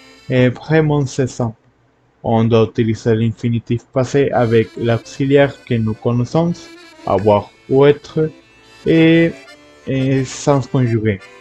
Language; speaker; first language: French; non-native, learner; Spanish